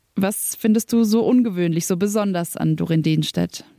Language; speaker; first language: German; native; German